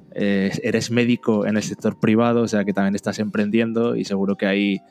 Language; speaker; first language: Spanish; native; Spanish